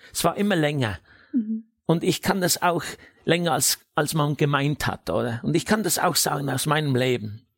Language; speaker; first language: German; native; German